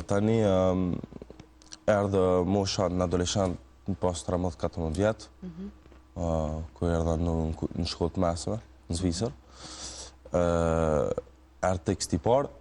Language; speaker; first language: Albanian; early bilingual, heritage; Albanian